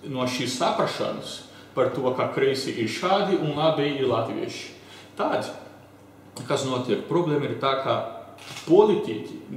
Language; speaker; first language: Latvian; early bilingual, heritage; Latvian